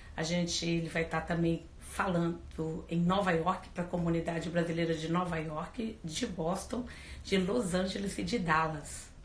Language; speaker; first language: Portuguese; native; Portuguese